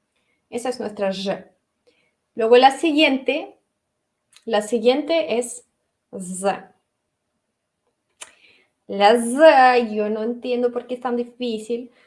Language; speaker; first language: Spanish; non-native, fluent; Russian